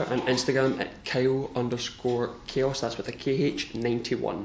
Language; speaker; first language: English; native; English